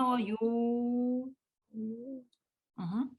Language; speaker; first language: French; early bilingual, other home language; Korean